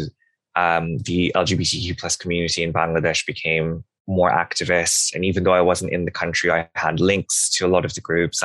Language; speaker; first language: English; non-native, local second language; Bangla